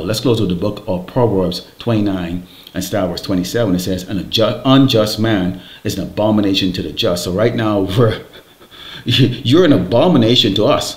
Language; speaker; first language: English; native; English